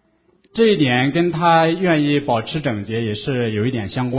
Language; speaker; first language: Chinese; native; Chinese